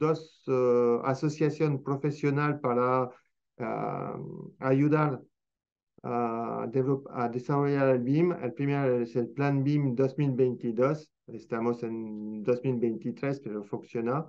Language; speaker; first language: Spanish; non-native, fluent; French